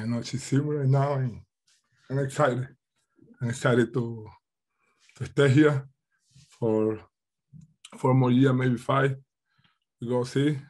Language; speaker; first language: English; non-native, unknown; Spanish